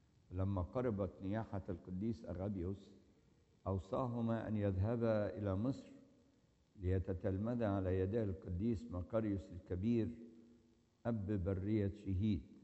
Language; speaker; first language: Arabic; native; Arabic